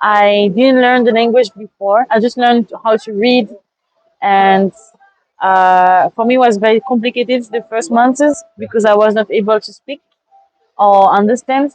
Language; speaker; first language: English; non-native, fluent; French